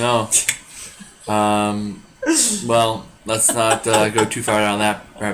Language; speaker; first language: English; native; English